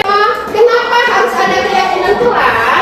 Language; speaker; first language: Indonesian; native; Indonesian